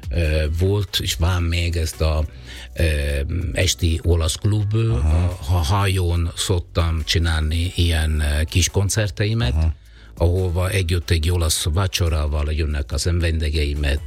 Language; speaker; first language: Hungarian; non-native, learner; Italian